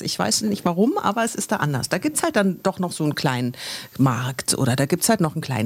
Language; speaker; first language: German; native; German